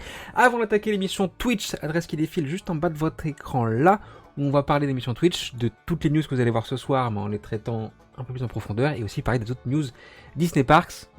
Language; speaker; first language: French; native; French